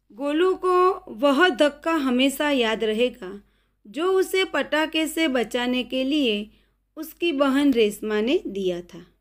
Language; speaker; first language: Hindi; non-native, local second language; Gujarati